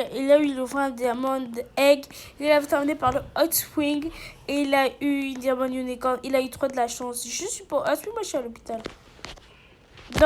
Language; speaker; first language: French; native; French